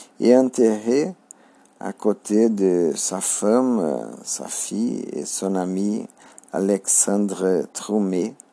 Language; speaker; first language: French; non-native, learner; Portuguese